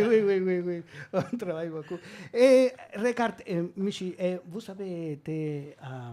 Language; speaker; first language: French; non-native, learner; Spanish